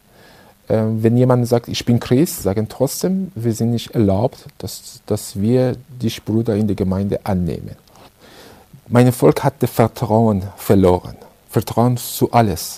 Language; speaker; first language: German; non-native, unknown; Persian